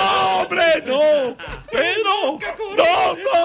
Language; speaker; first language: Spanish; native; Spanish